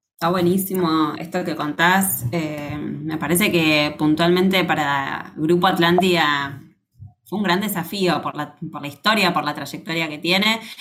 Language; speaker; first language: Spanish; native; Spanish